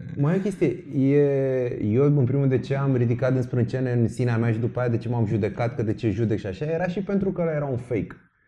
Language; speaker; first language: Romanian; native; Romanian